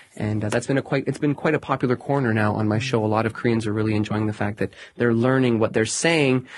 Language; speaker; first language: English; native; English